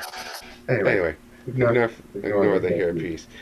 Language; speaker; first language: English; native; English